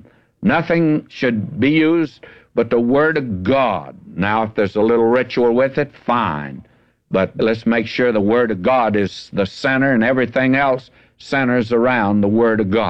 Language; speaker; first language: English; native; English